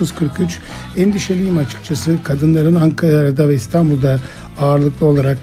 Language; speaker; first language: Turkish; native; Turkish